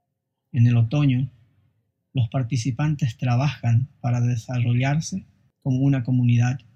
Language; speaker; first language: Spanish; non-native, fluent; English